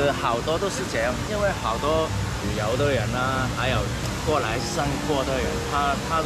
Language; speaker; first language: Chinese; non-native, local second language; Cantonese